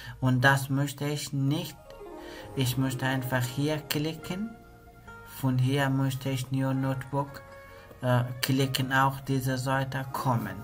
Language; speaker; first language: German; non-native, learner; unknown